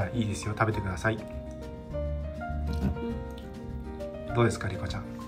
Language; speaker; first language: Japanese; native; Japanese